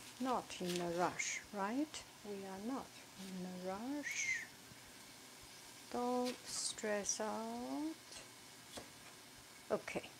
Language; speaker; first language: English; non-native, fluent; Chinese